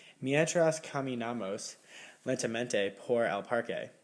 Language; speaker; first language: Spanish; non-native, learner; English